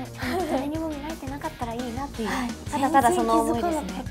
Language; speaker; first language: Japanese; native; Japanese